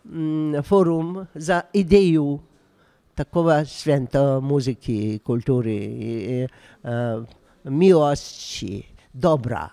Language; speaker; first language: Polish; non-native, learner; Russian